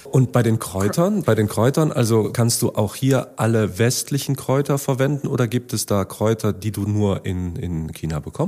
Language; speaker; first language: German; native; German